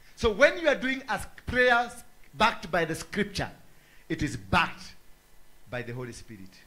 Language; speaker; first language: English; non-native, local second language; Swahili